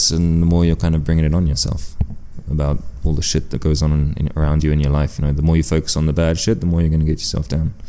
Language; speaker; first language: English; early bilingual, other home language; French